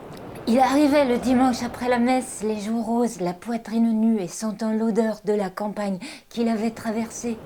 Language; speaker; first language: French; native; French